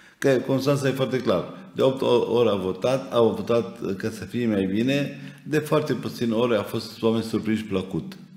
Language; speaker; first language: Romanian; non-native, fluent; Arabic